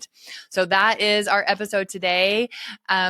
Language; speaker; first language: English; native; English